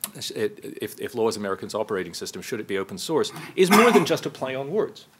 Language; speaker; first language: English; native; English